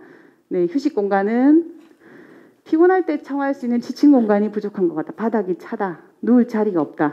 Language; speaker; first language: Korean; native; Korean